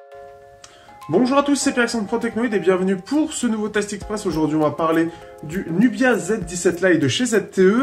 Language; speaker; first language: French; native; French